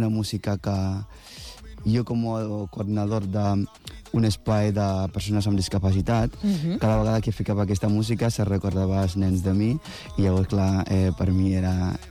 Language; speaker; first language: Catalan; non-native, fluent; Akan